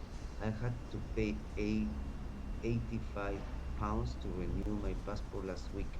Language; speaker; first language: English; non-native, learner; Spanish